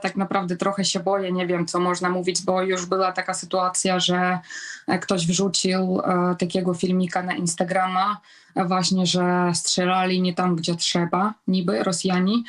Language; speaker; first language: Polish; non-native, fluent; Ukrainian